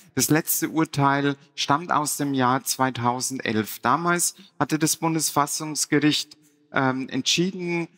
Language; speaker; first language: German; native; German